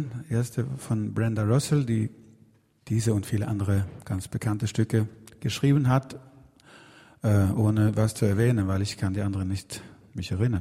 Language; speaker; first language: German; non-native, learner; Swedish